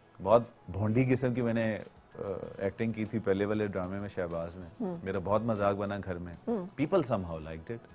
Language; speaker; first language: Urdu; native; Urdu